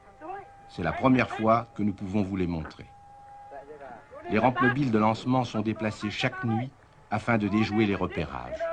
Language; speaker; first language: French; native; French